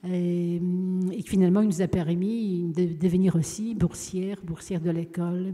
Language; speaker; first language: French; non-native, fluent; Polish